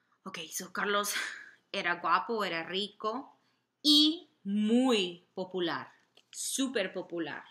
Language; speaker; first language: Spanish; non-native, fluent; English